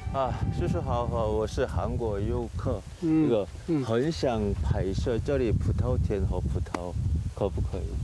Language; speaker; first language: Chinese; non-native, learner; Korean